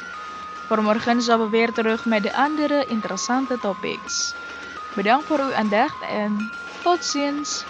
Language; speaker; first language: Dutch; non-native, fluent; Indonesian